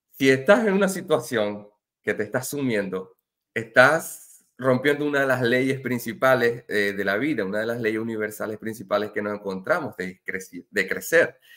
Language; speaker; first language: Spanish; native; Spanish